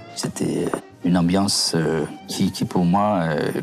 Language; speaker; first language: French; native; French